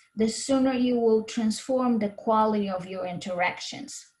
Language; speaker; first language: English; non-native, fluent; Portuguese